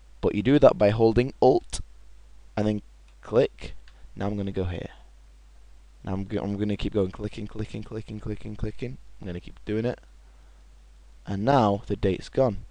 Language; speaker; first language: English; native; English